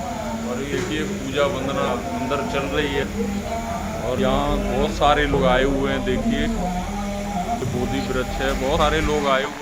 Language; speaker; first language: Hindi; native; Hindi